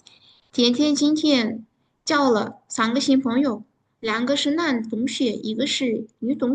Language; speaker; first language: Chinese; non-native, fluent; Uzbek